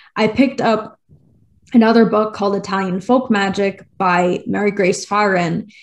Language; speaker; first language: English; native; English